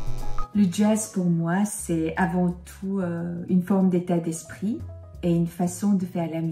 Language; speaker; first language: French; non-native, fluent; Korean